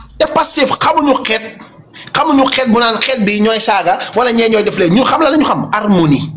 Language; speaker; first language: Wolof; non-native, local second language; Fula